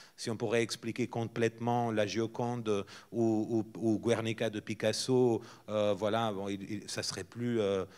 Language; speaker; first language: French; non-native, fluent; Portuguese